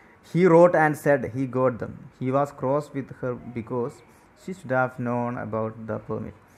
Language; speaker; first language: English; non-native, local second language; Malayalam